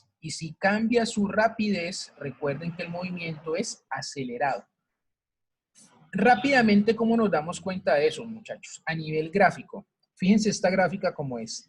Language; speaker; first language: Spanish; native; Spanish